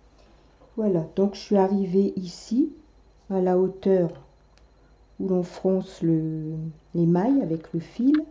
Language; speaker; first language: French; native; French